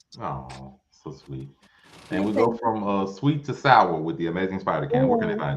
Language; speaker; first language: English; native; English